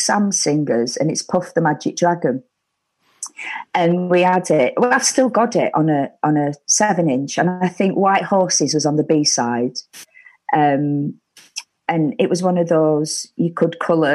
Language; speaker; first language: English; native; English